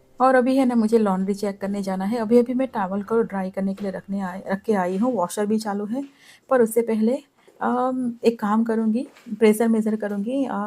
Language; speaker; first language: Hindi; non-native, local second language; Gujarati